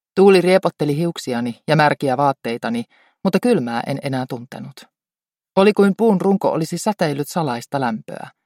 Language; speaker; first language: Finnish; native; Finnish